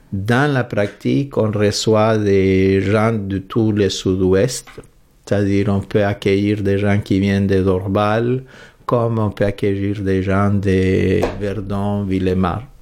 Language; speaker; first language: French; non-native, fluent; Spanish